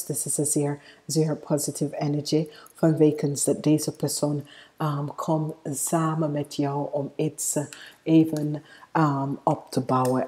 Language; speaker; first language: Dutch; non-native, fluent; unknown